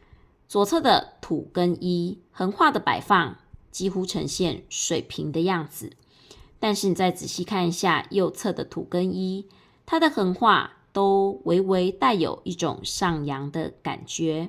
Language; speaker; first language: Chinese; native; Chinese